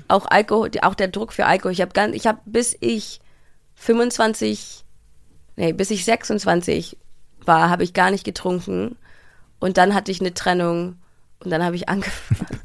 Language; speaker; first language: German; early bilingual, heritage; English